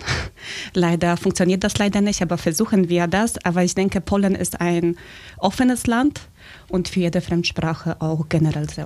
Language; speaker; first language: German; non-native, fluent; Polish